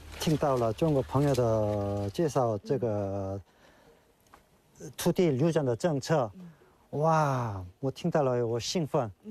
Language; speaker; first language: Chinese; non-native, learner; Korean